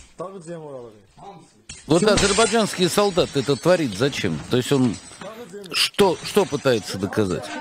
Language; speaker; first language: Russian; native; Russian